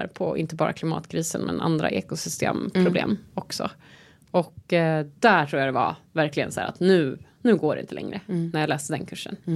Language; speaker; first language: Swedish; native; Swedish